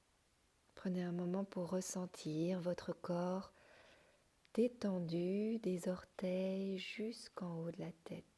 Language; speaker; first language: French; native; French